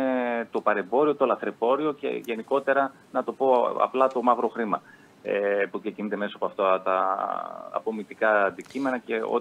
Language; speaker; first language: Greek; native; Greek